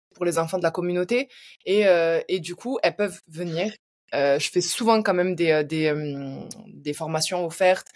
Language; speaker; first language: French; native; French